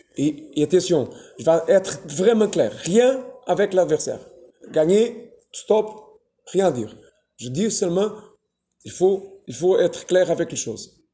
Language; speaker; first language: French; non-native, fluent; Portuguese